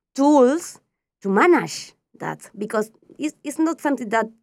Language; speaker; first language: English; non-native, fluent; Spanish